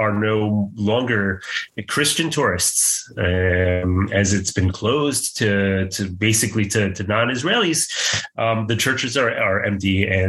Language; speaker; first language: English; native; English